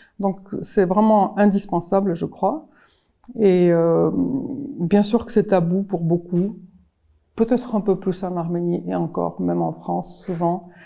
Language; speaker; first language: French; early bilingual, other home language; Armenian